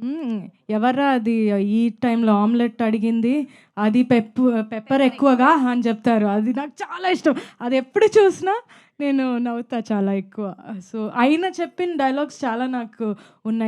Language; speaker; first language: Telugu; non-native, fluent; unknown